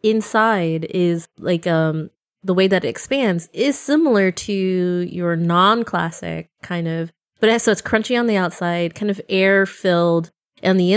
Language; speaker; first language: English; native; English